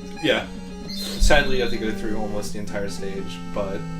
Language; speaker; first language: English; native; English